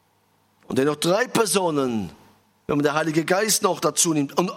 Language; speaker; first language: German; non-native, fluent; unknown